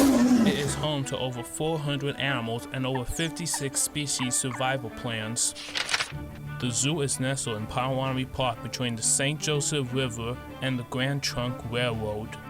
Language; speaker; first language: English; native; English